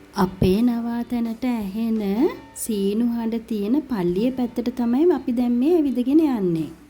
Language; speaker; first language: Sinhala; native; Sinhala